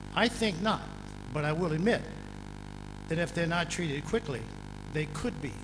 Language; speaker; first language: English; native; English